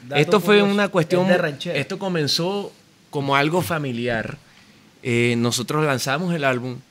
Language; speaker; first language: Spanish; native; Spanish